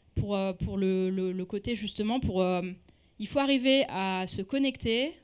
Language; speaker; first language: French; native; French